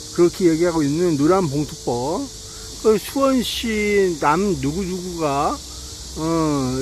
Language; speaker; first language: Korean; native; Korean